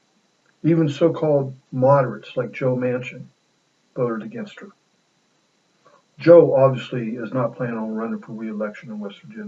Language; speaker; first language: English; native; English